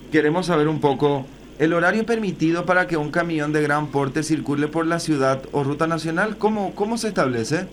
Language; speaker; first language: Spanish; native; Spanish